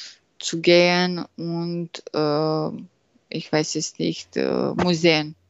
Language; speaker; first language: German; non-native, learner; French